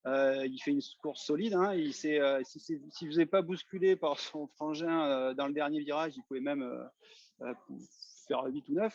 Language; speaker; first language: French; native; French